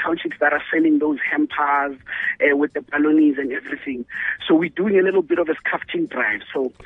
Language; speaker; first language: English; non-native, local second language; Southern Sotho